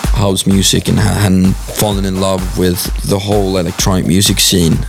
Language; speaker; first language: English; non-native, fluent; Swedish